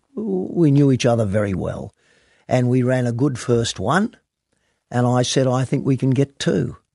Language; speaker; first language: English; native; English